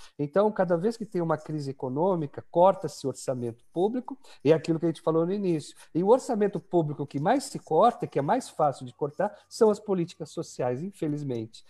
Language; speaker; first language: Portuguese; native; Portuguese